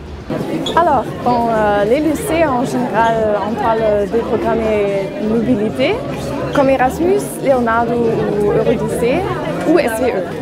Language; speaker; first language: French; non-native, fluent; German